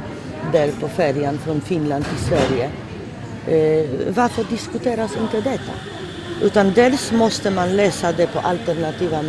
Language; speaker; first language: Swedish; non-native, fluent; Polish